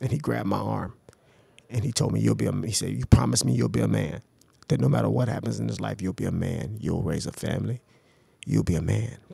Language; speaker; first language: English; native; English